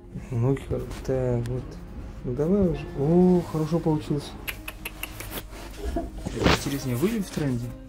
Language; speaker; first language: Russian; non-native, local second language; Kazakh